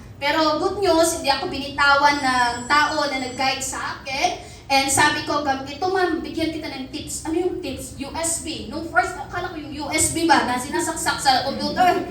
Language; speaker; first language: Filipino; non-native, local second language; Cebuano